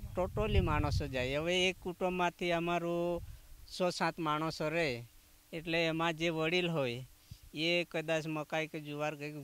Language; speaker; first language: Gujarati; non-native, local second language; Vasavi